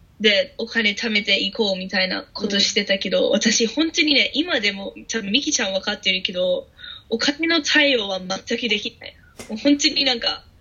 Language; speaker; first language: Japanese; non-native, fluent; English